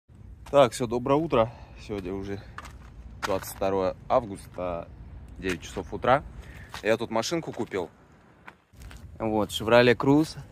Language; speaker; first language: Russian; native; Russian